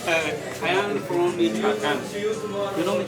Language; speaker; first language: English; non-native, learner; Spanish